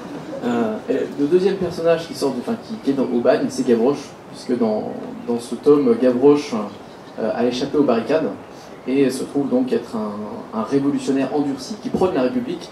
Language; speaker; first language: French; native; French